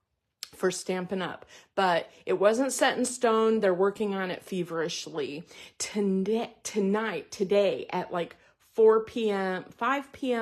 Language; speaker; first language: English; native; English